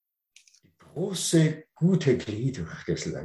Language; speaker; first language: German; non-native, learner; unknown